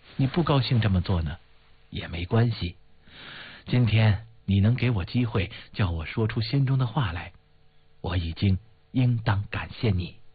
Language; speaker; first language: Chinese; native; Chinese